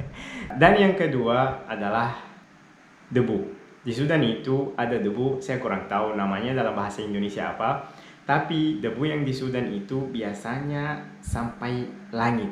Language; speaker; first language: Indonesian; non-native, fluent; Arabic